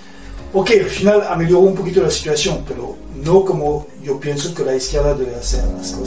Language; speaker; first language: Spanish; non-native, fluent; French